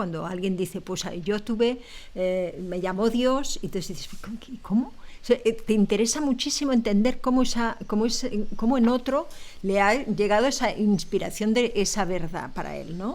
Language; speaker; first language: Spanish; native; Spanish